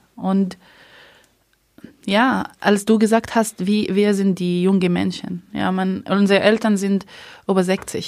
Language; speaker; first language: German; early bilingual, other home language; Arabic